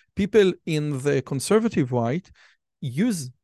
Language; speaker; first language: English; non-native, fluent; Hebrew